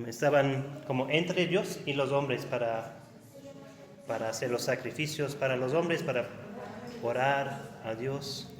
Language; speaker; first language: Spanish; non-native, fluent; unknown